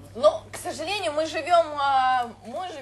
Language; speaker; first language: Russian; native; Russian